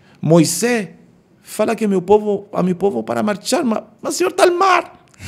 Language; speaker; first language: Portuguese; non-native, learner; Spanish